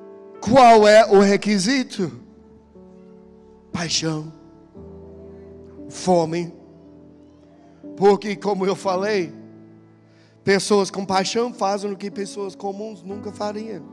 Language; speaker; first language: Portuguese; non-native, fluent; English